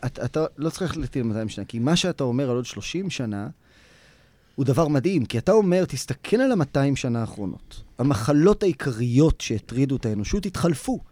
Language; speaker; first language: Hebrew; native; Hebrew